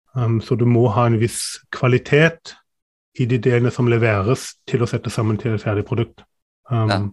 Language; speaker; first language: Norwegian; non-native, fluent; German